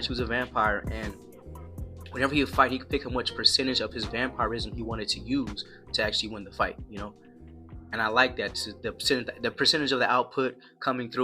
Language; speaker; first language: English; native; English